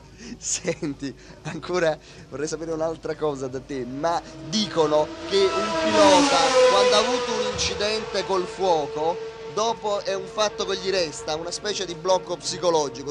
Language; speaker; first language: Italian; native; Italian